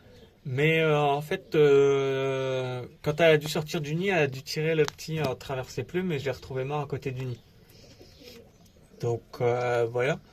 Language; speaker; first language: French; native; French